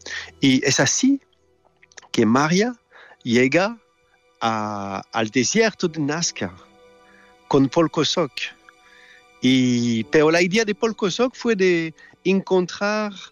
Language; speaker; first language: Spanish; non-native, learner; French